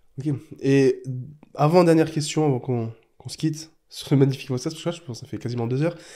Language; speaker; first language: French; native; French